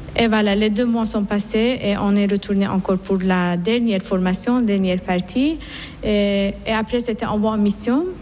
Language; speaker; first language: French; non-native, fluent; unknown